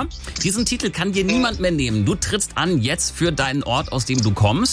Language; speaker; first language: German; native; German